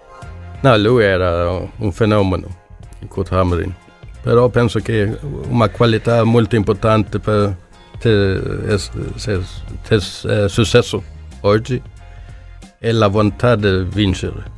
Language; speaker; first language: Italian; non-native, learner; Swedish